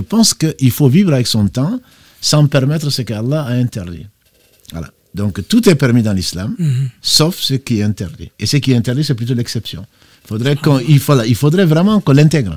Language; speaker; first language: French; native; French